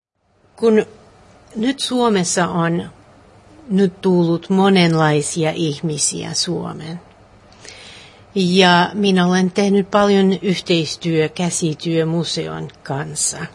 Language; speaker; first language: Finnish; non-native, learner; English